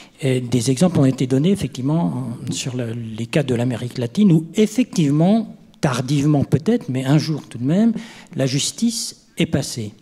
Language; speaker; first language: French; native; French